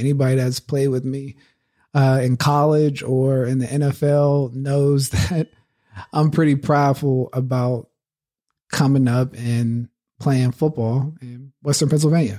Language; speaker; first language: English; native; English